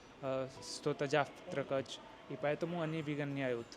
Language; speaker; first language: Russian; non-native, learner; Hindi